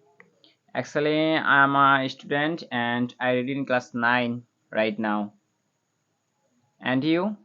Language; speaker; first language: English; non-native, learner; Bangla